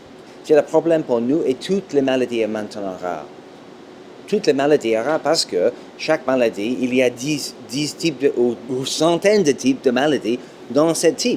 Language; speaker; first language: French; non-native, fluent; English